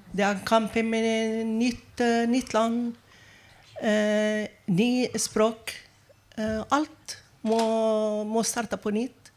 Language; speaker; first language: Norwegian; non-native, fluent; Arabic